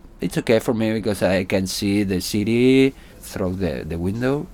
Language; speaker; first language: English; non-native, learner; Spanish